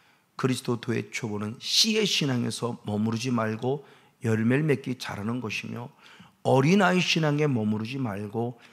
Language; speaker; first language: Korean; native; Korean